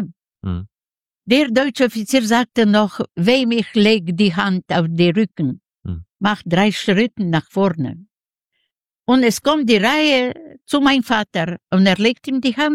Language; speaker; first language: German; non-native, learner; Yiddish